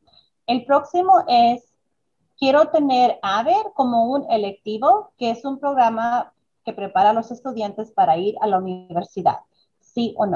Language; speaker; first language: Spanish; early bilingual, other home language; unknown